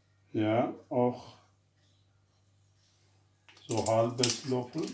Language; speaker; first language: German; non-native, fluent; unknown